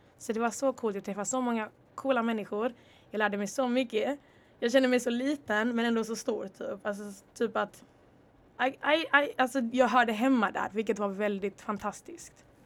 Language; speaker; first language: Swedish; early bilingual, other home language; Kinyarwanda